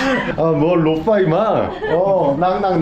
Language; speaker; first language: Thai; non-native, learner; Korean